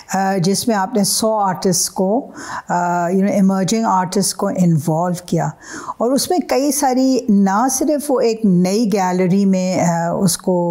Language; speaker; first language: Urdu; native; Urdu